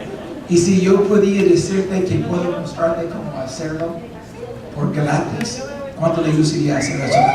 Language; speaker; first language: Spanish; non-native, fluent; English